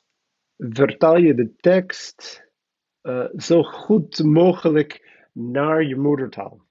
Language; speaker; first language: Dutch; non-native, learner; English